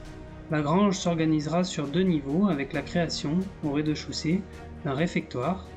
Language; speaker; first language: French; native; French